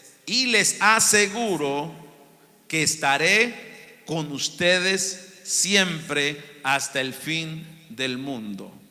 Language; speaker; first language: Spanish; native; Spanish